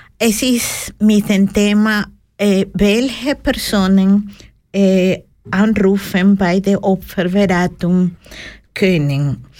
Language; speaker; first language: German; non-native, learner; Spanish